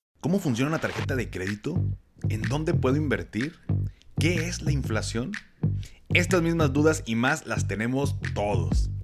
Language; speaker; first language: Spanish; native; Spanish